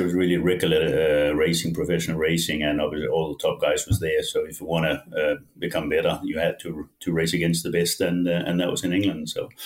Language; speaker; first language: English; non-native, fluent; Danish